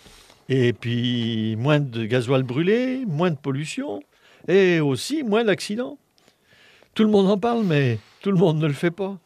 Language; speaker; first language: French; native; French